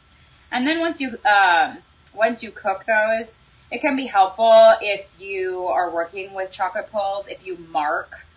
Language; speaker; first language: English; native; English